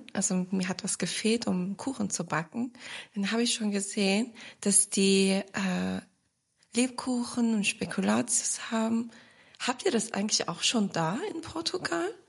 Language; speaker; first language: German; early bilingual, other home language; Turkish